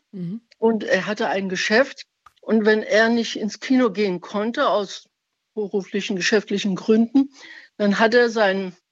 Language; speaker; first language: German; non-native, fluent; Persian